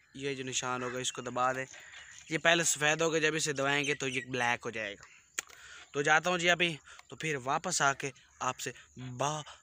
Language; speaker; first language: Urdu; non-native, local second language; Punjabi